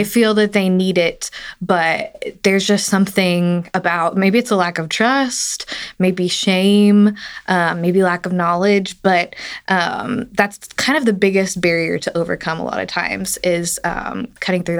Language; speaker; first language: English; native; English